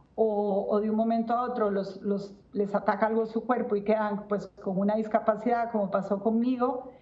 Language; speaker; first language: Spanish; native; Spanish